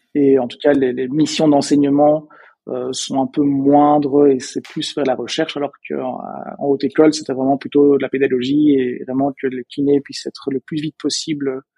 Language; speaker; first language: French; native; French